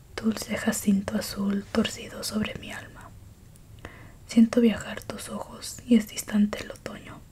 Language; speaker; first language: Spanish; early bilingual, heritage; Spanish